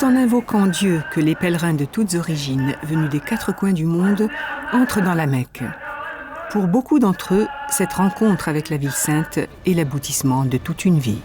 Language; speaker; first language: French; native; French